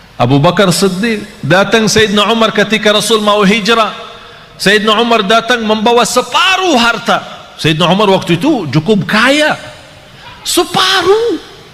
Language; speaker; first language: Malay; non-native, fluent; Arabic